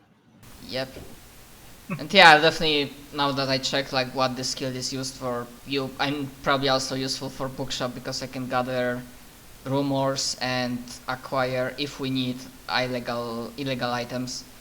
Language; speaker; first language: English; non-native, fluent; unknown